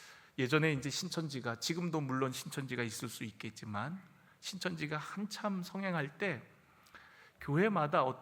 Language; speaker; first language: Korean; native; Korean